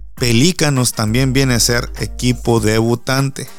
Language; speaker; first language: Spanish; native; Spanish